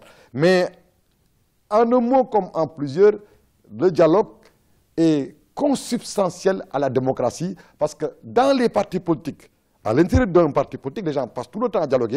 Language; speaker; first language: French; non-native, local second language; Wolof